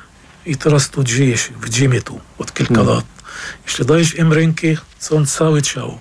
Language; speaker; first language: Polish; non-native, fluent; Arabic